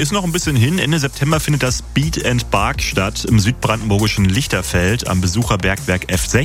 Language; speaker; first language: German; native; German